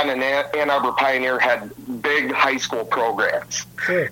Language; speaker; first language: English; native; English